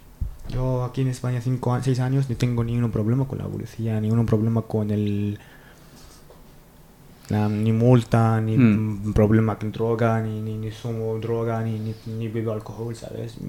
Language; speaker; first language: Spanish; non-native, learner; Arabic